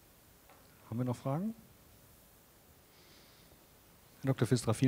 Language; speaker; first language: German; native; German